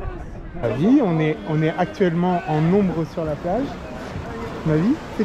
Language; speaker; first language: French; native; French